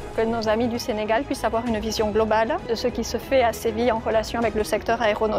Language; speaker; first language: French; non-native, fluent; Spanish